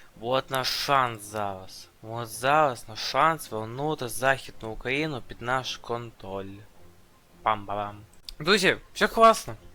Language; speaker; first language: Ukrainian; non-native, local second language; Russian